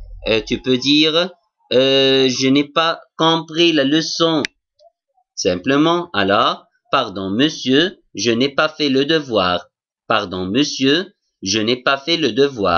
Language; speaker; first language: French; non-native, fluent; Arabic